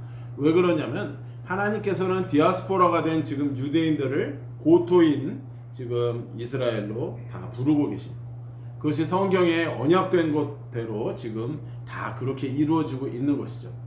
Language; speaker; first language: Korean; native; Korean